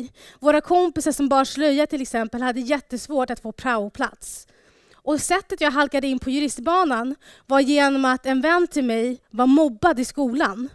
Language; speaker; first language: Swedish; early bilingual, other home language; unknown